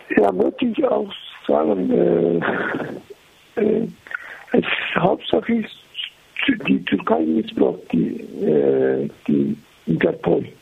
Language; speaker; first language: German; non-native, learner; Turkish